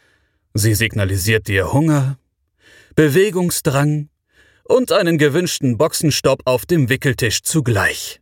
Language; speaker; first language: German; native; German